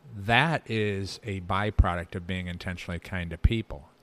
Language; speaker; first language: English; native; English